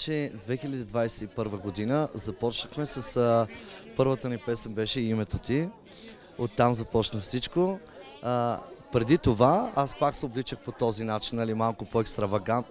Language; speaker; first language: Bulgarian; native; Bulgarian